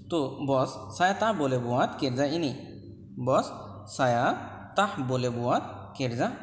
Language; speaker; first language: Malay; non-native, fluent; Bangla